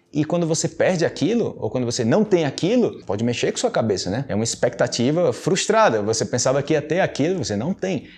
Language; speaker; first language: Portuguese; native; Portuguese